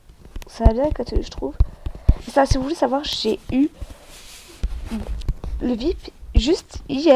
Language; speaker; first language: French; native; French